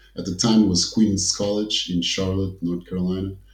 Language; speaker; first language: English; early bilingual, other home language; Kabuverdianu